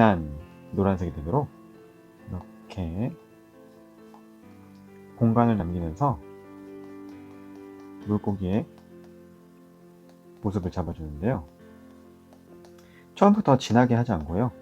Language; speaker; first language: Korean; native; Korean